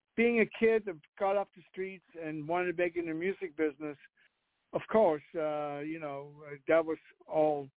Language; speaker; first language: English; non-native, fluent; Danish